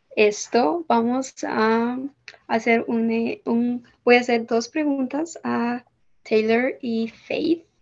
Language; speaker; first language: Spanish; early bilingual, heritage; Spanish